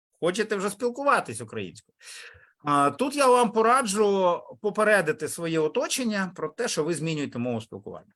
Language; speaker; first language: Ukrainian; non-native, local second language; Russian